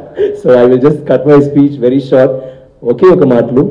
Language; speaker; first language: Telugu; non-native, learner; Tamil